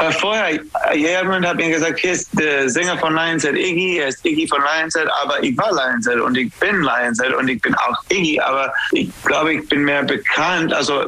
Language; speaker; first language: German; non-native, fluent; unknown